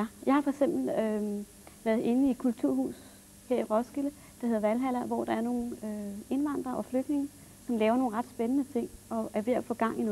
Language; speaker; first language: Danish; native; Danish